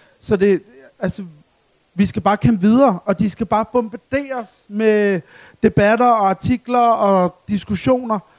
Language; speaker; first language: Danish; early bilingual, other home language; Arabic